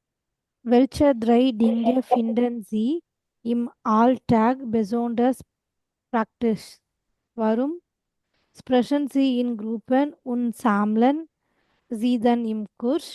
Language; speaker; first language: German; non-native, learner; Tamil